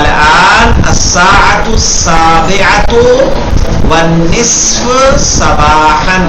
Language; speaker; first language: Arabic; non-native, fluent; Urdu